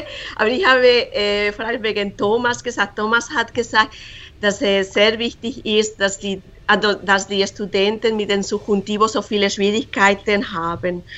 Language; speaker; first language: German; non-native, fluent; Spanish